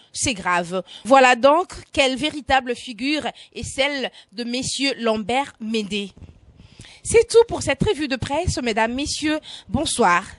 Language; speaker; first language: French; non-native, local second language; Lingala